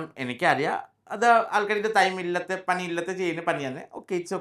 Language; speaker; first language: Malayalam; non-native, fluent; Assamese